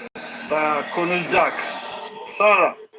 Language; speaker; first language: Turkish; non-native, learner; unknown